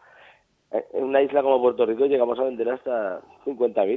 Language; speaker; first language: Spanish; native; Spanish